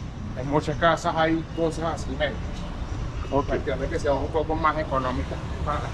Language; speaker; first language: Spanish; native; Spanish